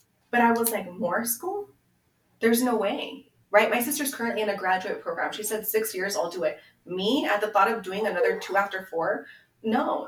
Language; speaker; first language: English; early bilingual, other home language; Spanish